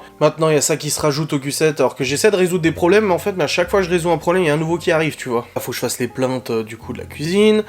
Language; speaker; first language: French; native; French